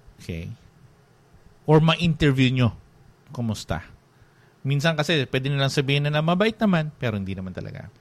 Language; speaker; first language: Filipino; native; Filipino